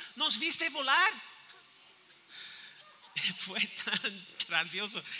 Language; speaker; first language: Spanish; non-native, fluent; English